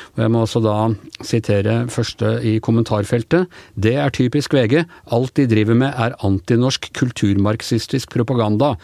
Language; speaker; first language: Norwegian; native; Norwegian